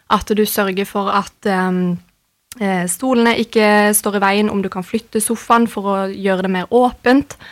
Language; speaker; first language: Norwegian; native; Norwegian